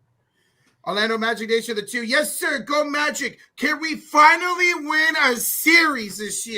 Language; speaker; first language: English; native; English